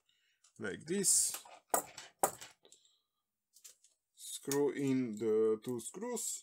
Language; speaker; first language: English; non-native, fluent; Slovenian